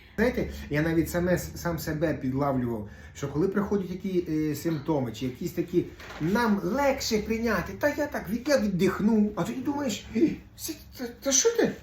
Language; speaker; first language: Ukrainian; non-native, local second language; Russian